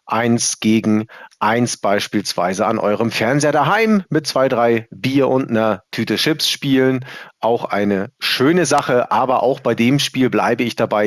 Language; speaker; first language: German; native; German